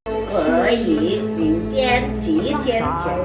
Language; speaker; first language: Chinese; non-native, learner; Indonesian